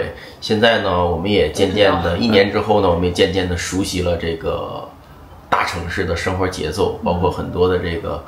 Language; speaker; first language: Chinese; native; Chinese